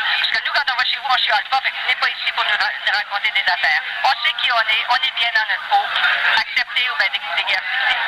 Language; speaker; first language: French; native; French